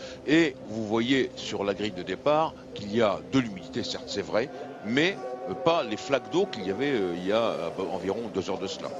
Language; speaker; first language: French; native; French